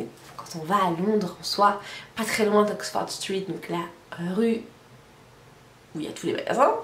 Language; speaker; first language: French; native; French